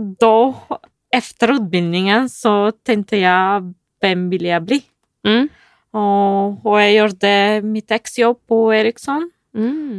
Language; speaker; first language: Swedish; non-native, fluent; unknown